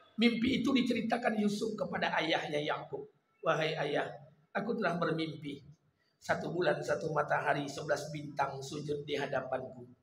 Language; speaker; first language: Malay; non-native, local second language; Minangkabau